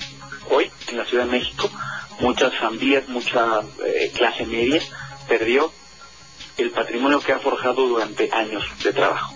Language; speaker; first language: Spanish; native; Spanish